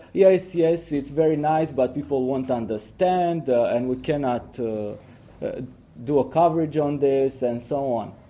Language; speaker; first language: English; non-native, fluent; Romanian